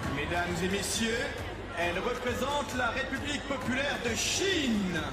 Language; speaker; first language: French; native; French